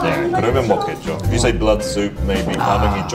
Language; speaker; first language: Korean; non-native, fluent; English